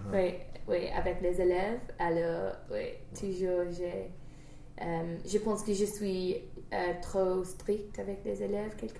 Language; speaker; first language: French; non-native, learner; English